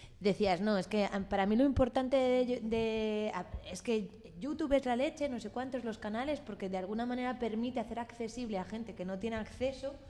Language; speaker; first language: Spanish; native; Spanish